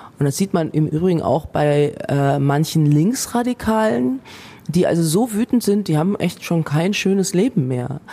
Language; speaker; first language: German; native; German